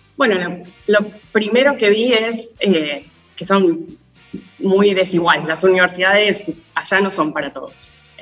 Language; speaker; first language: Spanish; native; Spanish